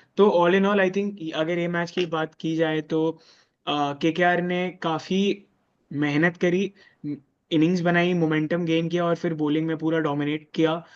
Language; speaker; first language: Hindi; native; Hindi